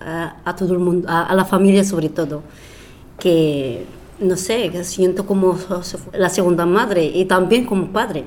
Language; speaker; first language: Spanish; non-native, fluent; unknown